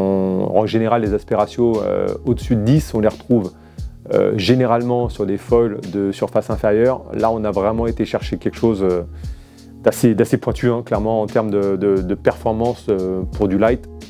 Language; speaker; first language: French; native; French